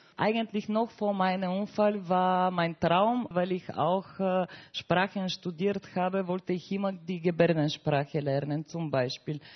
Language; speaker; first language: German; non-native, fluent; Bulgarian